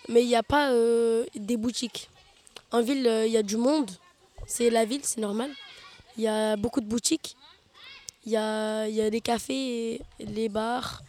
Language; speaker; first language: French; early bilingual, other home language; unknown